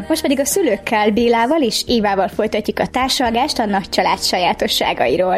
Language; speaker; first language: Hungarian; native; Hungarian